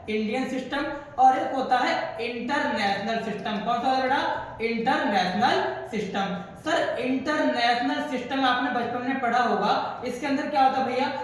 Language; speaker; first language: Hindi; native; Hindi